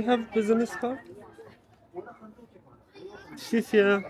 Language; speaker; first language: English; non-native, fluent; Persian